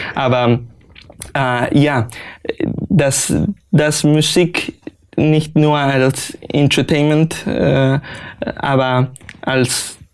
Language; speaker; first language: German; non-native, learner; Spanish